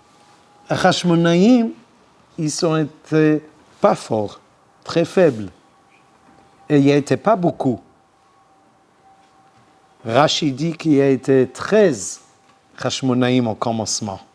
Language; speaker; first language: French; non-native, learner; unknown